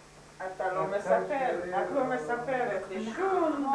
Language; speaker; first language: Hebrew; non-native, learner; Hungarian